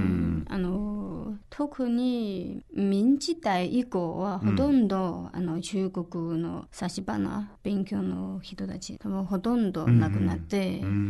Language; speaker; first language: Japanese; non-native, learner; Chinese